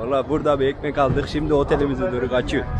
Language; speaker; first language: Turkish; native; Turkish